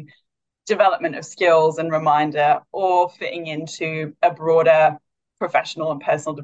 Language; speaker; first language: English; native; English